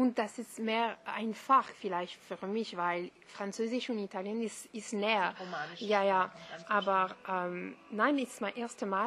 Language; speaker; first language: German; non-native, learner; French